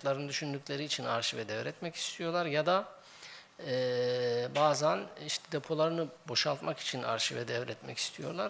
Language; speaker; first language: Turkish; native; Turkish